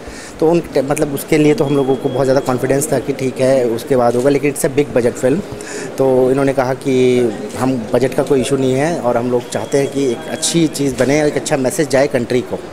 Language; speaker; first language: Hindi; native; Hindi